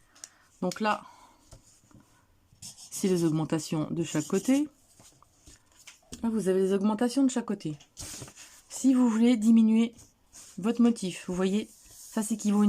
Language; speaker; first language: French; native; French